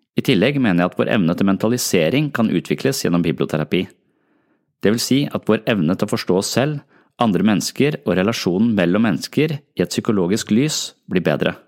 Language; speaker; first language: Norwegian; native; Norwegian